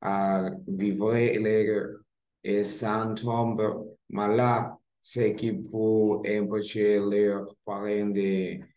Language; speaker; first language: French; non-native, learner; Spanish